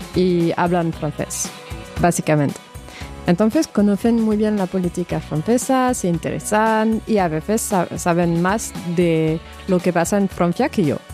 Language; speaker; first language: Spanish; non-native, fluent; French